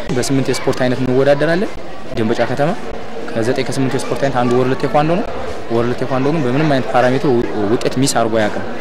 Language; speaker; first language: Amharic; native; Amharic